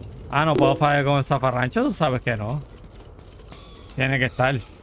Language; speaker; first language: Spanish; native; Spanish